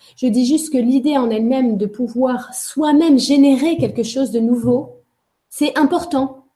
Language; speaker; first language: French; native; French